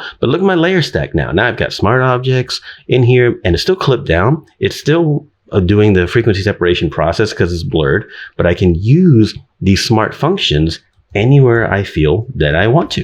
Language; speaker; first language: English; native; English